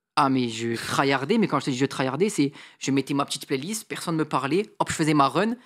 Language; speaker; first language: French; native; French